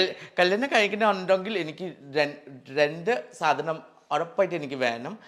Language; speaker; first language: Malayalam; non-native, local second language; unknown